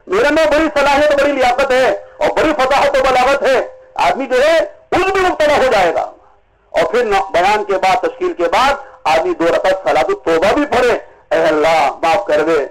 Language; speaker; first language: Urdu; native; Urdu